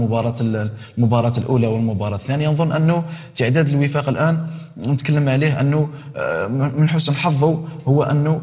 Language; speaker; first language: Arabic; native; Arabic